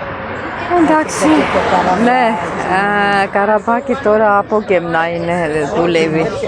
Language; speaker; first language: Greek; non-native, learner; Armenian